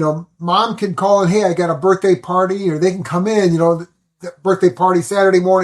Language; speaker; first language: English; native; English